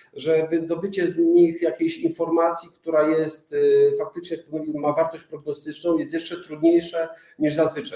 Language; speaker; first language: Polish; native; Polish